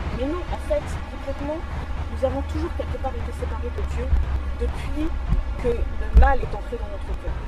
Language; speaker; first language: French; native; French